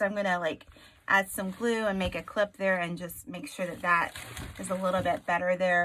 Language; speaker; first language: English; native; English